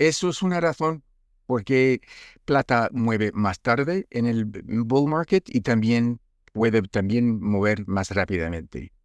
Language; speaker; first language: Spanish; non-native, fluent; French